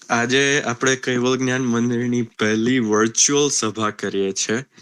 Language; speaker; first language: Gujarati; early bilingual, heritage; Gujarati